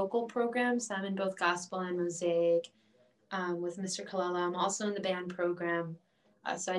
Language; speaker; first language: English; native; English